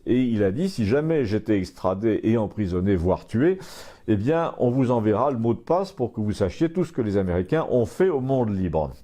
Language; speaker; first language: French; native; French